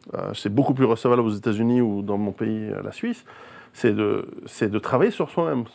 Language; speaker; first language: French; native; French